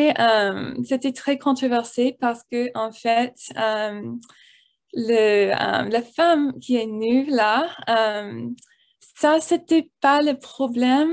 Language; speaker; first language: French; non-native, learner; English